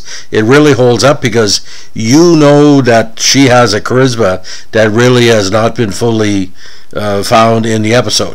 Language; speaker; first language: English; native; English